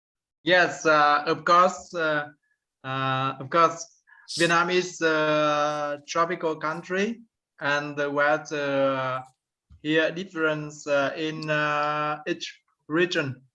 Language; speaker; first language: English; non-native, learner; Vietnamese